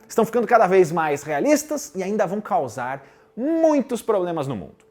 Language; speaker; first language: Portuguese; native; Portuguese